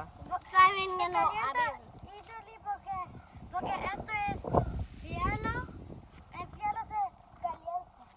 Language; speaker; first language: Spanish; early bilingual, heritage; Spanish